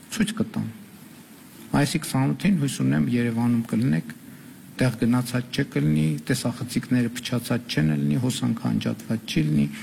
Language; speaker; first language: Armenian; native; Armenian